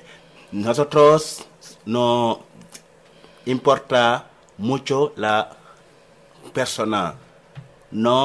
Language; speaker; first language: Spanish; non-native, learner; Wolof